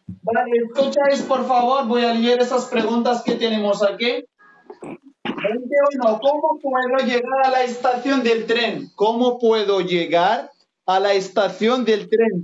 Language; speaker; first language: Spanish; non-native, fluent; Arabic